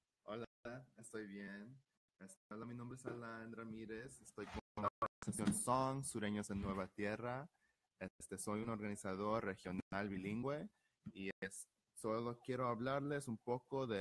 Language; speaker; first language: Spanish; early bilingual, heritage; Spanish